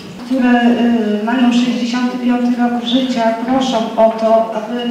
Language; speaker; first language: Polish; native; Polish